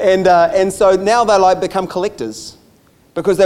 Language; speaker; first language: English; native; English